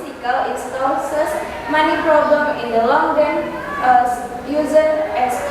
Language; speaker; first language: English; non-native, learner; Indonesian